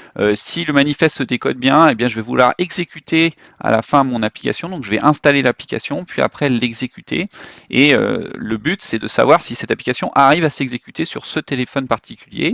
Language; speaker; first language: French; native; French